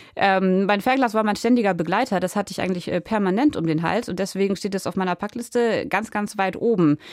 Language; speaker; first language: German; native; German